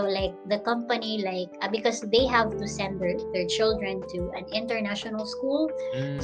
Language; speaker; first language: English; non-native, local second language; Filipino